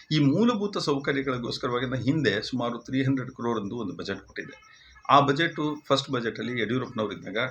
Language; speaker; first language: Kannada; native; Kannada